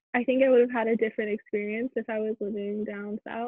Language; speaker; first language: English; native; English